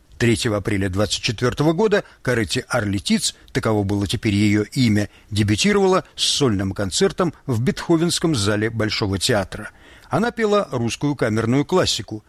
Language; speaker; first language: Russian; native; Russian